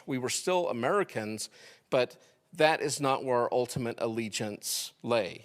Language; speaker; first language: English; native; English